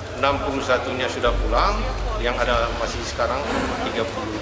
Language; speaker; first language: Indonesian; native; Indonesian